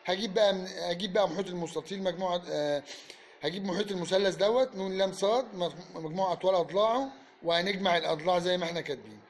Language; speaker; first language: Arabic; native; Arabic